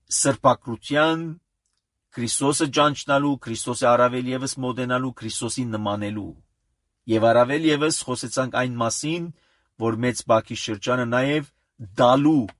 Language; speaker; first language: Armenian; early bilingual, heritage; Armenian